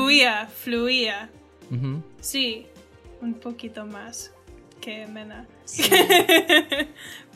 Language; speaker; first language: Spanish; non-native, learner; English